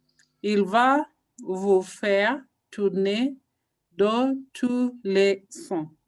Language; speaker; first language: French; non-native, learner; English